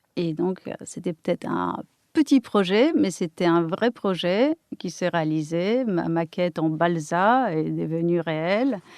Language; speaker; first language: French; non-native, fluent; Polish